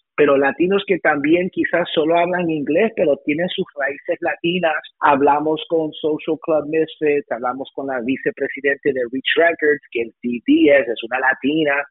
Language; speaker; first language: Spanish; early bilingual, heritage; Spanish